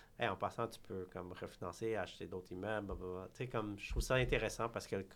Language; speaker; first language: French; early bilingual, other home language; Khmer